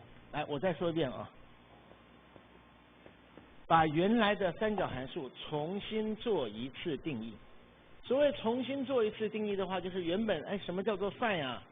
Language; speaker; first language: Chinese; native; Chinese